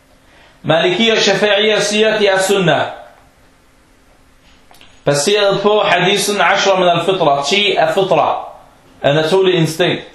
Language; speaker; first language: Danish; non-native, fluent; Arabic